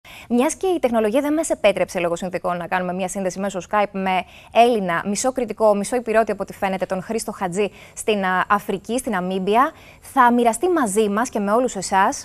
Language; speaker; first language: Greek; native; Greek